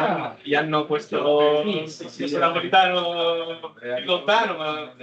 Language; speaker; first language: Italian; non-native, learner; Spanish